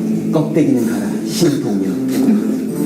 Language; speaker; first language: Korean; native; Korean